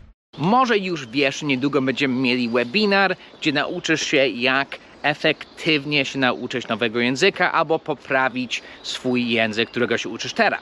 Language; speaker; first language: Polish; non-native, fluent; English